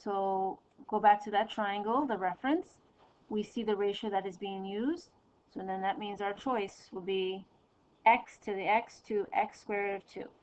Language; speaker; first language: English; native; English